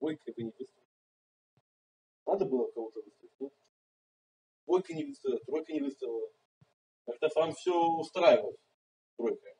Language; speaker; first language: Russian; native; Russian